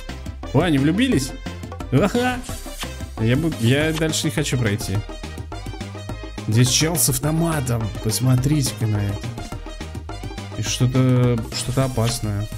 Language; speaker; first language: Russian; native; Russian